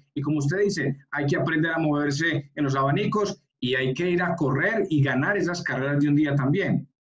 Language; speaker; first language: Spanish; native; Spanish